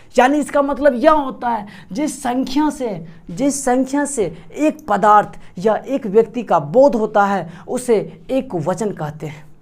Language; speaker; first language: Hindi; native; Hindi